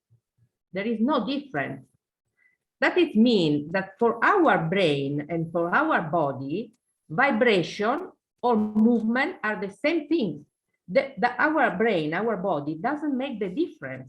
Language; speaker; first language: English; non-native, learner; Italian